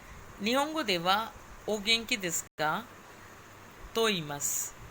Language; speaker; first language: Japanese; non-native, fluent; Hindi